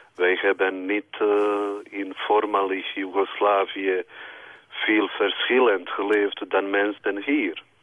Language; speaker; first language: Dutch; non-native, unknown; Bosnian